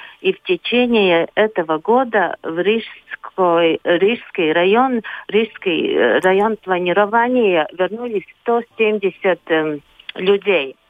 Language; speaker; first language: Russian; non-native, local second language; Latvian